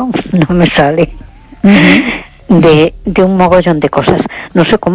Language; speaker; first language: Spanish; native; Spanish